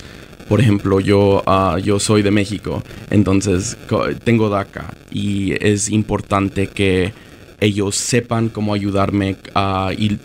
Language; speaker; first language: Spanish; early bilingual, other home language; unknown